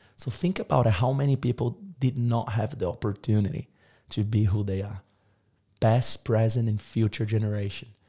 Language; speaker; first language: English; non-native, fluent; Portuguese